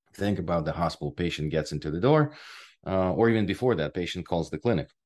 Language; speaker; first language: English; non-native, fluent; Ukrainian